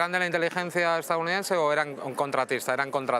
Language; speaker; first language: Spanish; native; Spanish